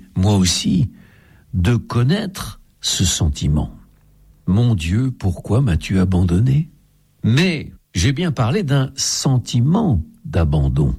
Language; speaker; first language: French; native; French